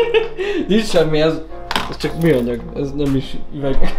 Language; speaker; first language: Hungarian; native; Hungarian